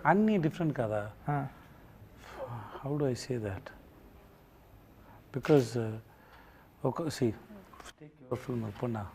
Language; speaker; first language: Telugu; non-native, learner; Tamil